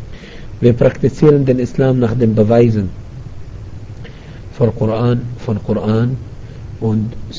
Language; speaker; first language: German; non-native, fluent; Arabic